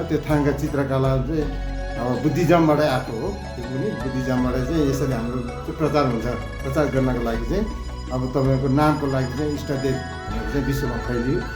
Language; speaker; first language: Nepali; non-native, local second language; Eastern Tamang